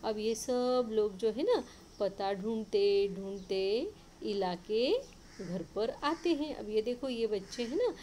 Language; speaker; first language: Hindi; non-native, local second language; Marathi